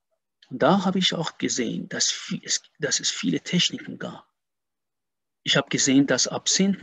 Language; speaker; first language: German; non-native, fluent; Persian